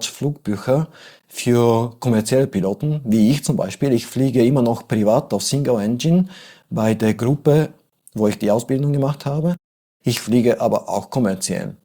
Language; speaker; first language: German; non-native, fluent; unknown